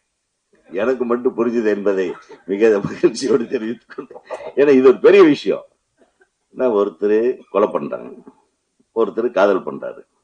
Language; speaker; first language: Tamil; native; Tamil